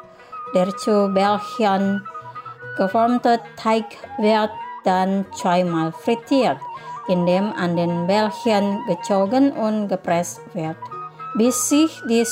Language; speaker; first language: German; non-native, fluent; Indonesian